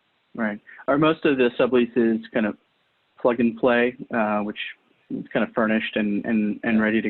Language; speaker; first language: English; native; English